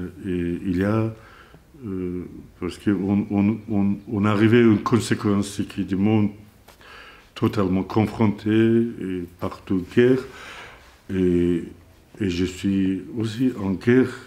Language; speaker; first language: French; non-native, learner; Azerbaijani